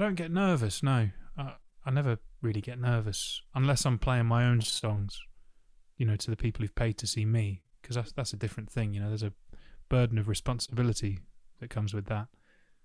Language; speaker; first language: English; native; English